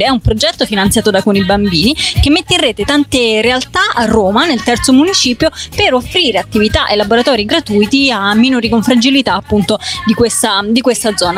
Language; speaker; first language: Italian; native; Italian